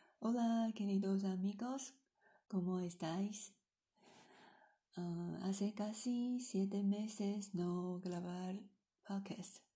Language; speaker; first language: Spanish; non-native, learner; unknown